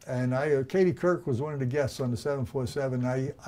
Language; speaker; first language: English; native; English